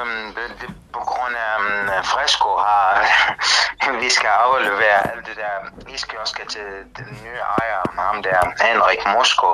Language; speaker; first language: Danish; non-native, learner; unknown